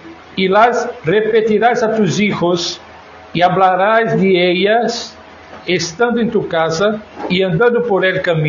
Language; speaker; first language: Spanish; non-native, fluent; Portuguese